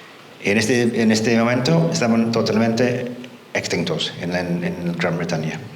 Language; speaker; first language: Spanish; non-native, fluent; English